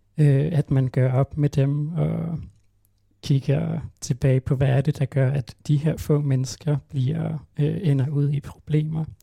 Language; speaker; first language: Danish; non-native, local second language; Kalaallisut